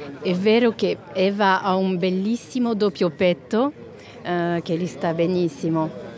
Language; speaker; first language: Italian; non-native, fluent; French